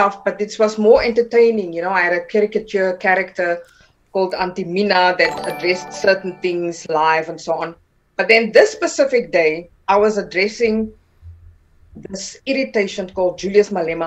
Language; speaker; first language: English; non-native, local second language; Afrikaans